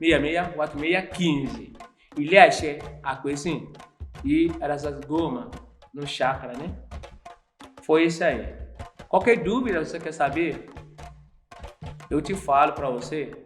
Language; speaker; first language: Portuguese; non-native, learner; Yoruba